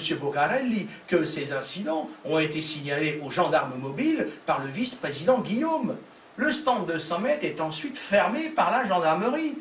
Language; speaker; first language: French; native; French